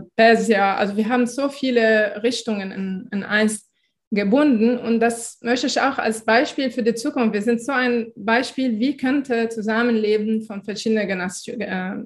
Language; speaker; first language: German; non-native, fluent; Arabic